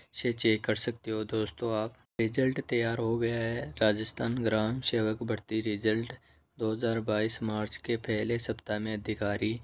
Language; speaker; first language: Hindi; native; Hindi